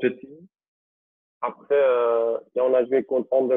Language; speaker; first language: French; non-native, local second language; Dutch